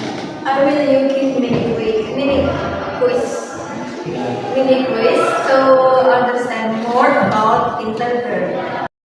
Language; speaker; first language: English; non-native, learner; Indonesian